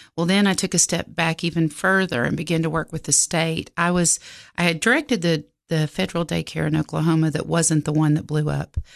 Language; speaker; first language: English; native; English